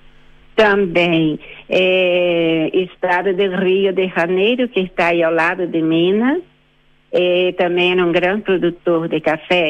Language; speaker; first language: Spanish; non-native, fluent; Portuguese